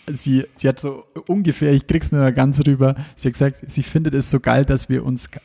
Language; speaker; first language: German; native; German